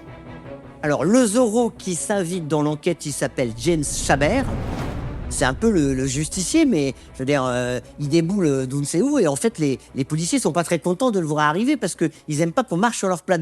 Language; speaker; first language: French; native; French